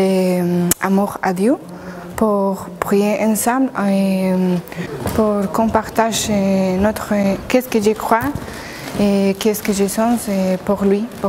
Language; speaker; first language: French; non-native, learner; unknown